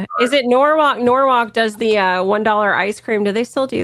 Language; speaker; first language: English; native; English